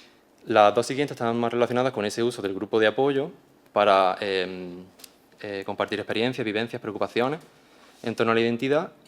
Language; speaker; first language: Spanish; native; Spanish